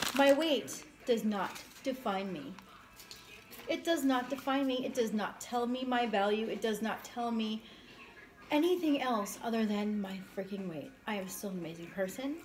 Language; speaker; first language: English; native; English